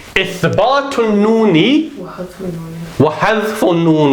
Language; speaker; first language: Arabic; non-native, fluent; English